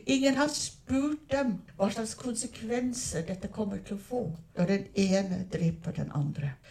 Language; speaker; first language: Norwegian; non-native, fluent; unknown